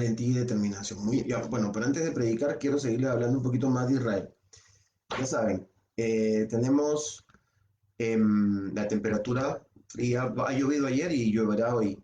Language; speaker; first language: Spanish; native; Spanish